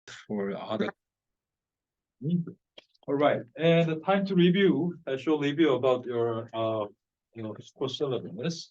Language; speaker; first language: English; non-native, fluent; Korean